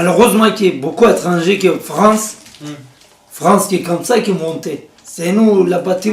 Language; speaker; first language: French; non-native, learner; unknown